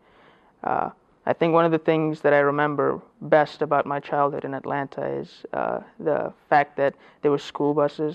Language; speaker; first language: English; early bilingual, other home language; Persian